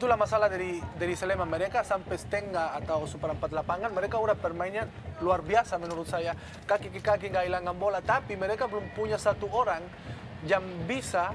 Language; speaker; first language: Indonesian; non-native, fluent; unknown